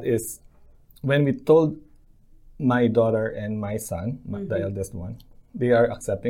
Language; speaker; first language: English; non-native, local second language; Filipino